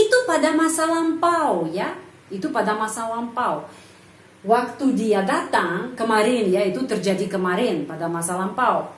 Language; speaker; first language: Indonesian; non-native, fluent; Russian